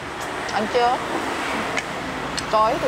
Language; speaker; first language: Vietnamese; non-native, learner; Japanese